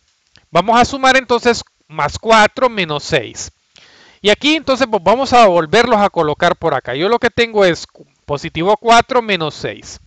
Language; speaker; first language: Spanish; native; Spanish